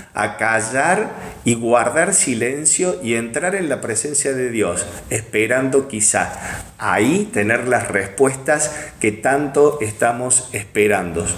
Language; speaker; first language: Spanish; native; Spanish